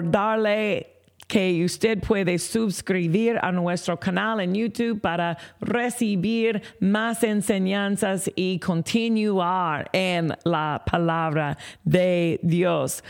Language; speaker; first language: Spanish; non-native, fluent; English